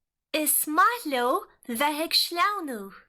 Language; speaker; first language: Irish; non-native, local second language; English